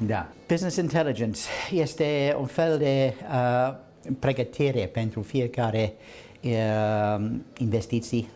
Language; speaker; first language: Romanian; non-native, learner; English